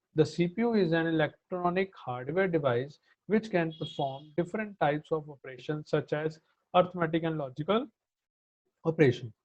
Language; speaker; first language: English; non-native, local second language; Punjabi